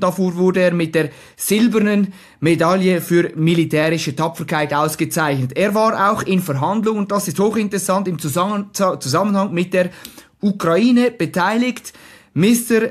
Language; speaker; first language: German; native; German